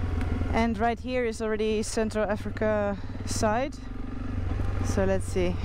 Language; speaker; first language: English; non-native, fluent; Dutch